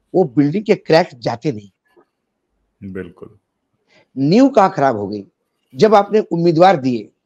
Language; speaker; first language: Hindi; non-native, local second language; Marathi